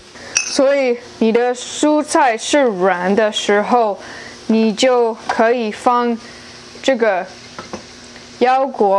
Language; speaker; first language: Chinese; non-native, learner; English